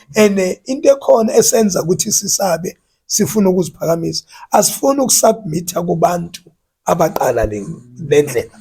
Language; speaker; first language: Zulu; native; Zulu